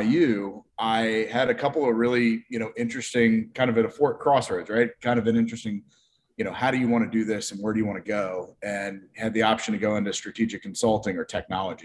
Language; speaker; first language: English; native; English